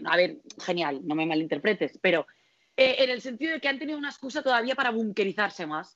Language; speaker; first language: Spanish; native; Spanish